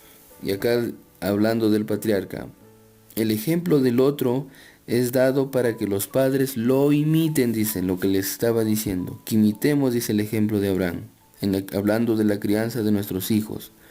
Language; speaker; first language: Spanish; native; Spanish